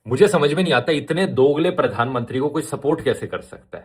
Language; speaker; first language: Hindi; native; Hindi